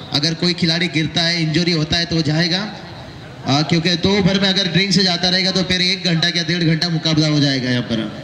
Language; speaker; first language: Hindi; non-native, local second language; Marathi